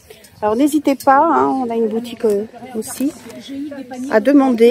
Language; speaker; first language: French; native; French